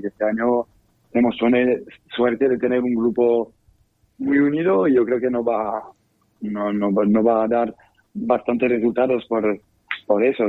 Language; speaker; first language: Spanish; non-native, fluent; French